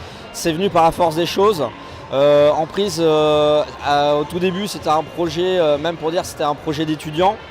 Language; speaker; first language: French; native; French